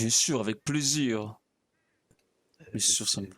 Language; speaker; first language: French; native; French